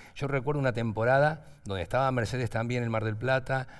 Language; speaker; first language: Spanish; native; Spanish